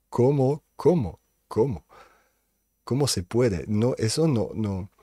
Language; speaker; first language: Spanish; non-native, fluent; French